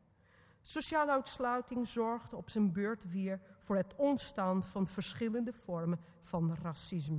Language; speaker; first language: Dutch; non-native, fluent; Portuguese